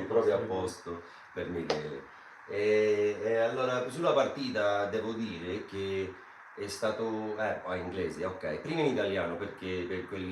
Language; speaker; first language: Italian; non-native, fluent; English